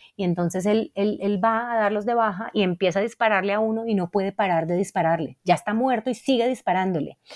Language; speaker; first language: Spanish; native; Spanish